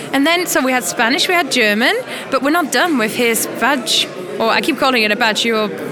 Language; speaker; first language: English; non-native, fluent; German